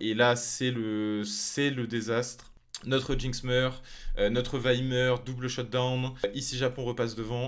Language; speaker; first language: French; native; French